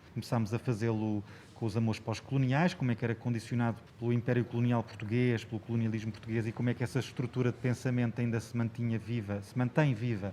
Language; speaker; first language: Portuguese; native; Portuguese